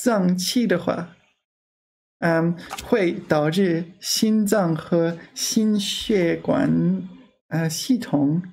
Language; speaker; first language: Chinese; non-native, learner; English